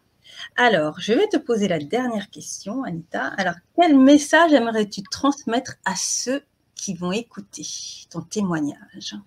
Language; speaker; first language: French; native; French